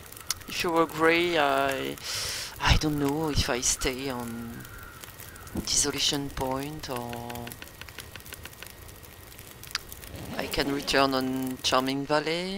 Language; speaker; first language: English; non-native, learner; French